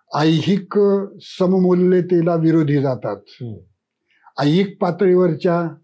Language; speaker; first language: Marathi; native; Marathi